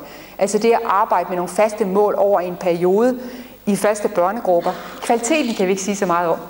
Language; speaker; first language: Danish; native; Danish